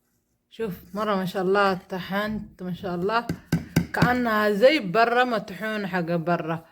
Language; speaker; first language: Arabic; non-native, learner; Somali